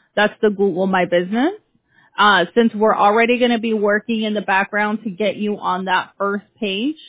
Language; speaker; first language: English; early bilingual, other home language; Spanish